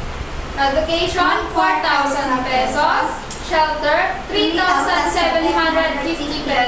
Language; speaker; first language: Filipino; native; Filipino